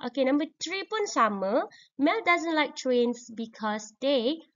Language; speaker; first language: English; non-native, local second language; Malay